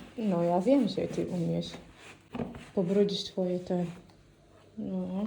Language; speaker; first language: Polish; non-native, fluent; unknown